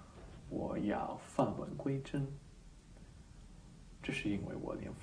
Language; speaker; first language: Chinese; non-native, learner; English